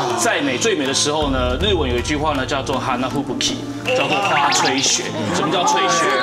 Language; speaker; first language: Chinese; non-native, fluent; Japanese